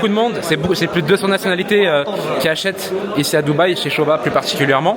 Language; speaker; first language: French; native; French